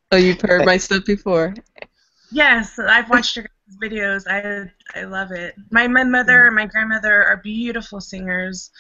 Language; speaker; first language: English; native; English